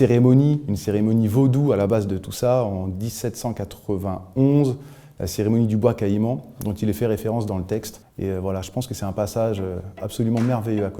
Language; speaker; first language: French; native; French